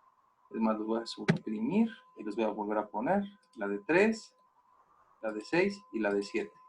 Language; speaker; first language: Spanish; native; Spanish